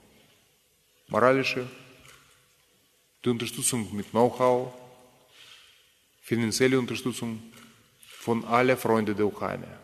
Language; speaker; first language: German; non-native, fluent; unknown